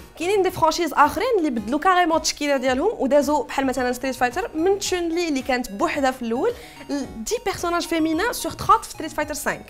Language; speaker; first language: French; non-native, local second language; Arabic